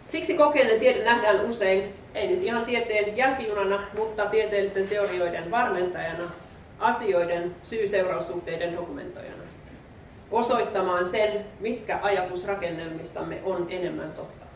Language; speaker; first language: Finnish; native; Finnish